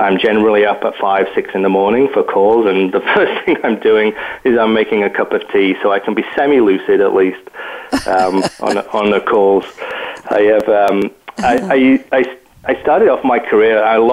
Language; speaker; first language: English; native; English